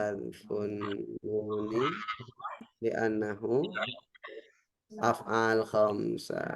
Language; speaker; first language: Arabic; non-native, fluent; Indonesian